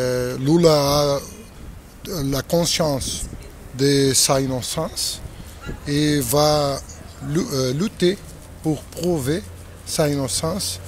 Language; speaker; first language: French; non-native, learner; Portuguese